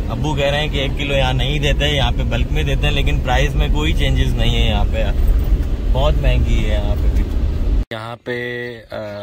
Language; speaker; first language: Hindi; native; Hindi